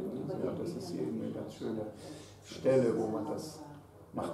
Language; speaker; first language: German; native; German